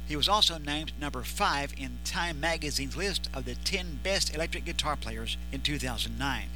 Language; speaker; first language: English; native; English